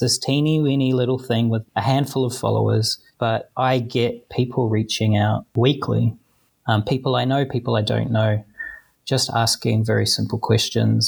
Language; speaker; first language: English; native; English